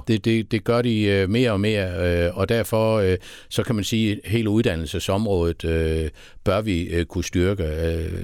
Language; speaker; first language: Danish; native; Danish